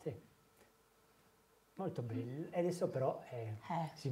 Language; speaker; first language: Italian; native; Italian